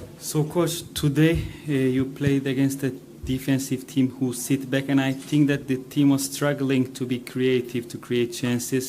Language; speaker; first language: English; non-native, fluent; Turkish